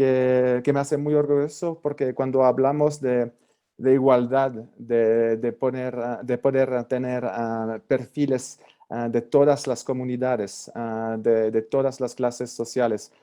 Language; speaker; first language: Spanish; non-native, fluent; French